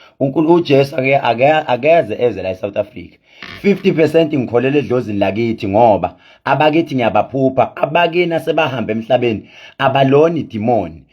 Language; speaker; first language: Zulu; native; Zulu